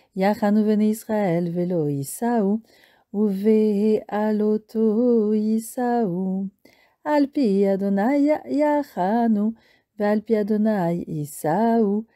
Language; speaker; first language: Hebrew; non-native, fluent; French